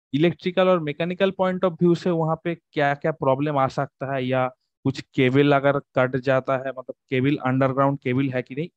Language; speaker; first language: Hindi; non-native, local second language; Bangla